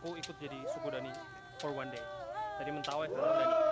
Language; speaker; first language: Indonesian; native; Indonesian